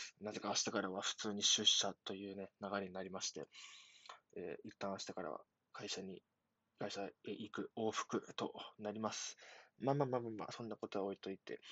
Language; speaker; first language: Japanese; native; Japanese